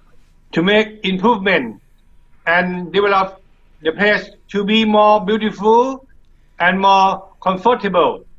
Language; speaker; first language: English; non-native, learner; Thai